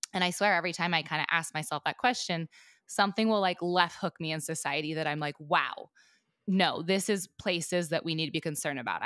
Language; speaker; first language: English; native; English